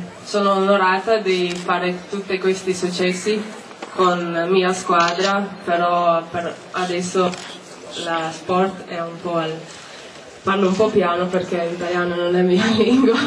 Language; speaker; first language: Italian; non-native, learner; Slovenian